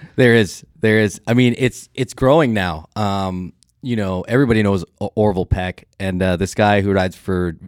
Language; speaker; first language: English; native; English